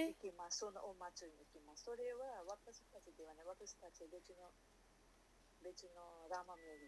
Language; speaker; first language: Japanese; non-native, learner; Nepali